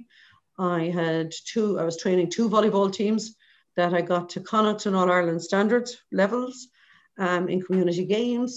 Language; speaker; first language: English; native; English